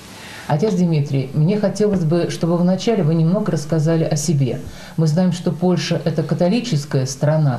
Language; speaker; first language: Russian; native; Russian